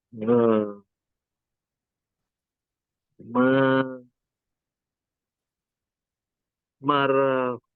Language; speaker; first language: Arabic; non-native, learner; Indonesian